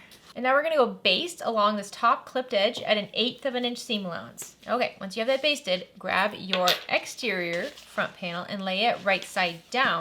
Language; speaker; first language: English; native; English